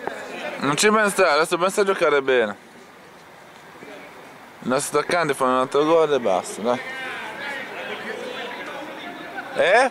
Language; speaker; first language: Italian; native; Italian